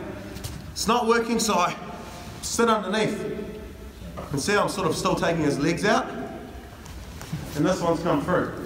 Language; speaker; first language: English; native; English